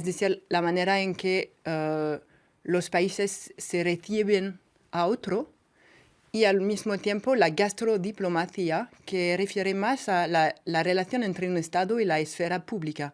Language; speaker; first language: Spanish; non-native, fluent; French